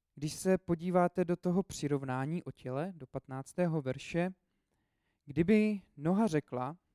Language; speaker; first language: Czech; native; Czech